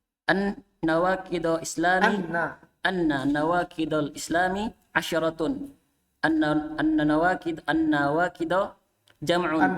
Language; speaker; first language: Arabic; non-native, learner; Indonesian